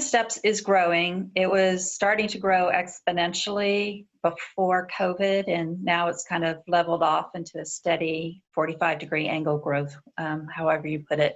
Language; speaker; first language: English; native; English